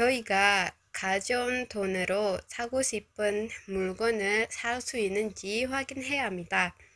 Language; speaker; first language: Korean; non-native, learner; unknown